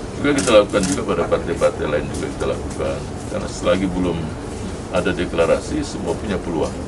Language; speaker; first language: Indonesian; native; Indonesian